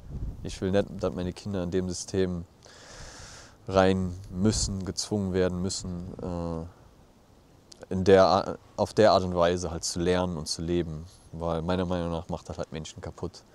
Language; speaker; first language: German; native; German